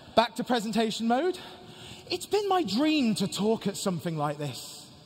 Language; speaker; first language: English; native; English